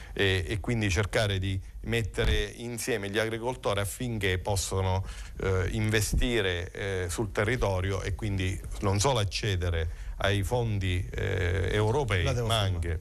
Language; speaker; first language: Italian; native; Italian